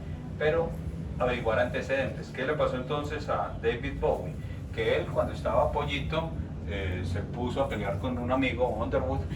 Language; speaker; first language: Spanish; native; Spanish